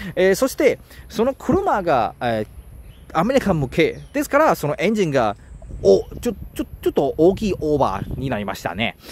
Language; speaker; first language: Japanese; non-native, learner; Chinese